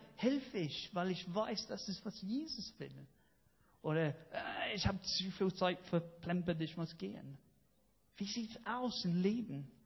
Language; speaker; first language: German; non-native, fluent; English